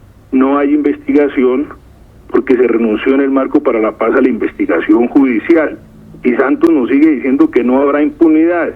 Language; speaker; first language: Spanish; native; Spanish